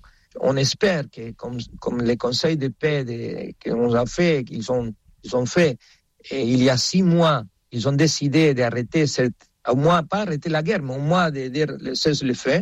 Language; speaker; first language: French; non-native, fluent; Spanish